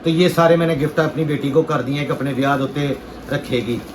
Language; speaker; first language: Urdu; non-native, local second language; Punjabi